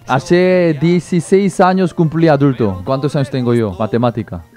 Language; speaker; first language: Spanish; non-native, learner; Korean